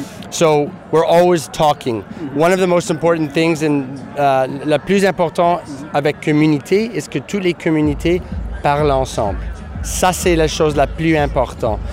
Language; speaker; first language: French; non-native, fluent; English